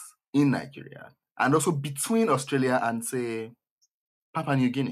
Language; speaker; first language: English; non-native, local second language; Yoruba